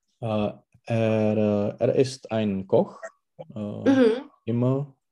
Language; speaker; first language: German; non-native, learner; Czech